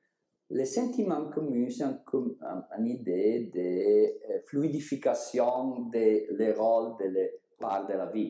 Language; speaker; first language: French; non-native, learner; Italian